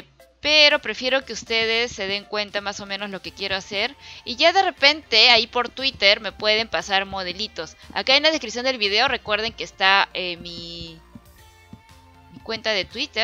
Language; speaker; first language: Spanish; native; Spanish